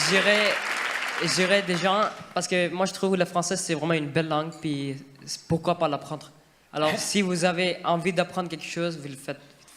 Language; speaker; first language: French; non-native, fluent; Urdu